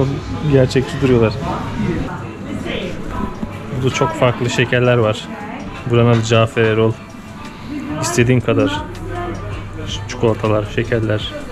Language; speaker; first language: Turkish; native; Turkish